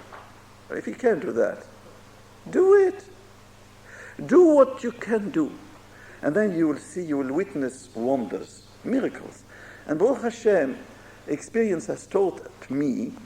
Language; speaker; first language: English; non-native, fluent; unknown